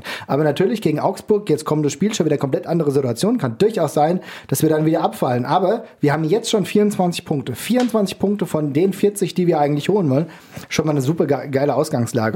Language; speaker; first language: German; native; German